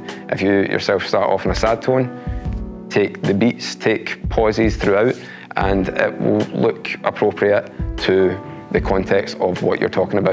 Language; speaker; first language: English; native; English